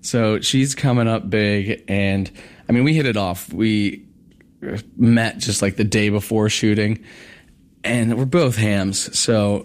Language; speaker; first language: English; native; English